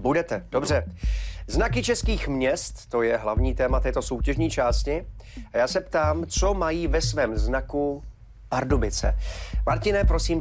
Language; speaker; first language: Czech; native; Czech